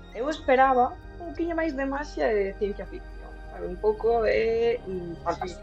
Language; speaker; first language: Galician; non-native, local second language; Spanish